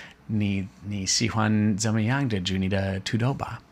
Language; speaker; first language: Chinese; non-native, fluent; English